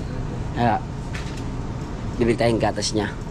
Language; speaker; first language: Filipino; native; Filipino